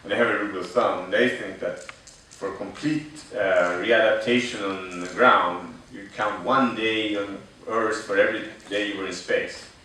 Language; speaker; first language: English; non-native, fluent; Swedish